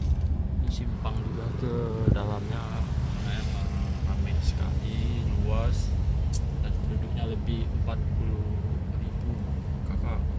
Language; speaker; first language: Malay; non-native, local second language; Minangkabau